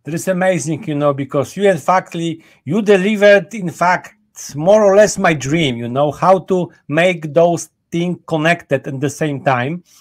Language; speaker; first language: English; non-native, fluent; Polish